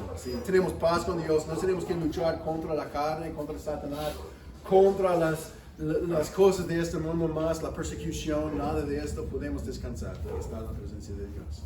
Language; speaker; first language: Spanish; non-native, fluent; English